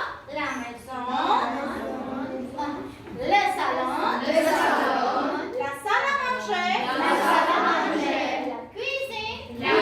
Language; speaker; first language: French; non-native, fluent; Armenian